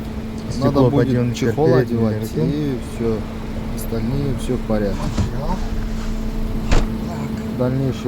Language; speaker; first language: Russian; non-native, local second language; Kyrgyz